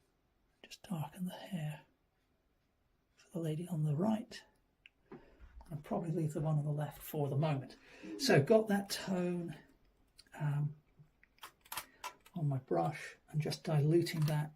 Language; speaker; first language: English; native; English